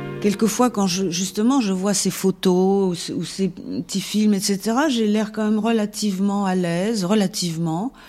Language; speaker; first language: French; native; French